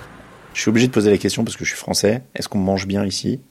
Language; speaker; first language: French; native; French